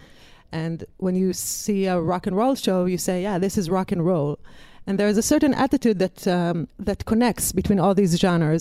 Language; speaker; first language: English; non-native, fluent; Hebrew